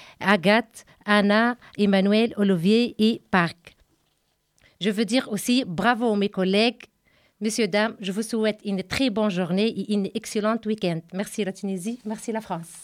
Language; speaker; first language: French; non-native, local second language; Arabic